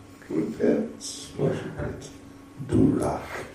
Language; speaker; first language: Russian; non-native, learner; English